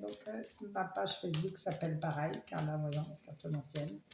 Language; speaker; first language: French; native; French